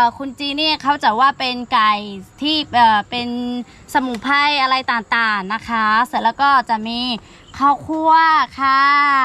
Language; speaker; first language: Thai; non-native, local second language; Lahu